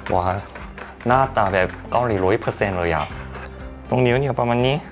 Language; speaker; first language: Thai; non-native, fluent; Korean